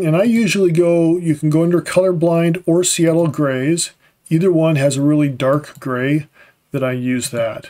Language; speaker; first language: English; native; English